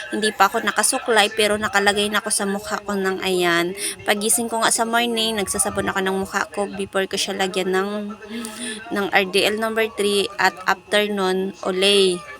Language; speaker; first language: Filipino; non-native, local second language; Cebuano